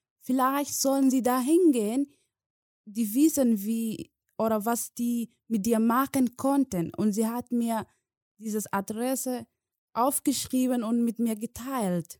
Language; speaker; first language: German; non-native, learner; Somali